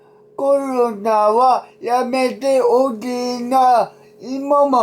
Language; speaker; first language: Japanese; non-native, learner; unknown